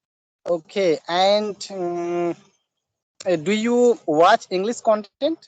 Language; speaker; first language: English; non-native, learner; Bangla